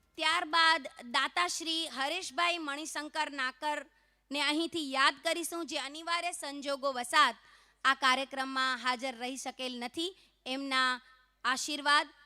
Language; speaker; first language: Gujarati; non-native, local second language; Kachhi